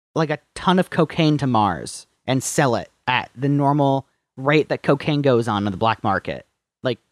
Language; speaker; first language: English; native; English